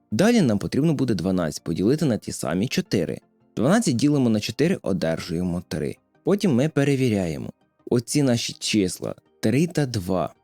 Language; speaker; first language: Ukrainian; native; Ukrainian